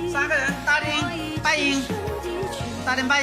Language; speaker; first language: Chinese; native; Chinese